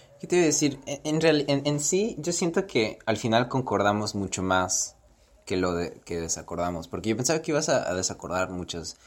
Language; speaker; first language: Spanish; native; Spanish